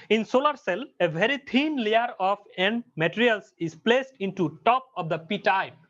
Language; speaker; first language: English; non-native, local second language; Bangla